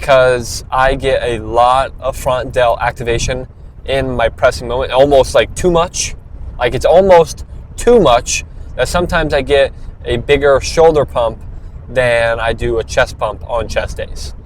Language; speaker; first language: English; native; English